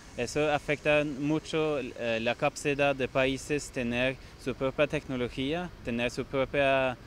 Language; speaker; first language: Spanish; non-native, fluent; Norwegian